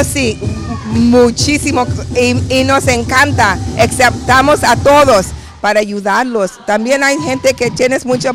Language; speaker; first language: Spanish; early bilingual, heritage; Spanish